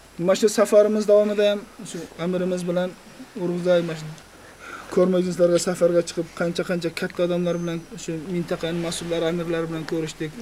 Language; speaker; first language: Uzbek; native; Uzbek